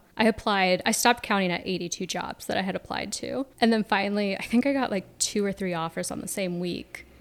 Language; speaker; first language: English; native; English